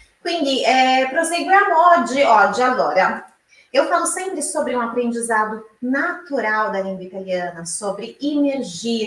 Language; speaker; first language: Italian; non-native, fluent; Portuguese